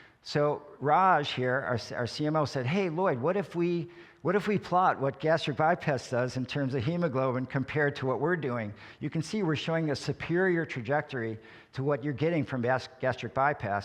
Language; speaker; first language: English; native; English